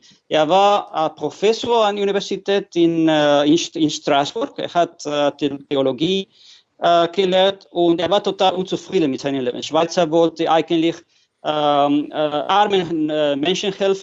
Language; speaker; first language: German; non-native, fluent; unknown